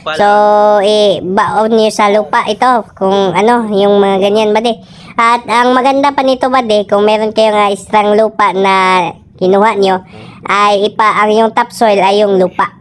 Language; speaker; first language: Filipino; non-native, local second language; Cebuano